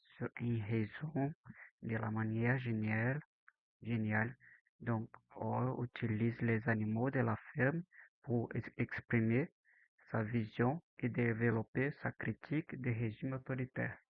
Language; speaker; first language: French; non-native, learner; Portuguese